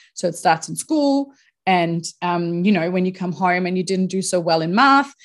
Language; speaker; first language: English; non-native, fluent; German